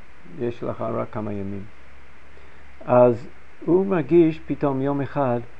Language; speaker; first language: Hebrew; non-native, fluent; English